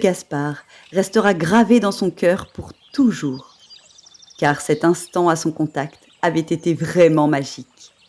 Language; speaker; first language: French; native; French